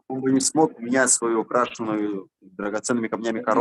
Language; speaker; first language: Russian; native; Russian